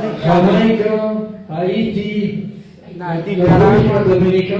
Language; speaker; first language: Spanish; non-native, fluent; German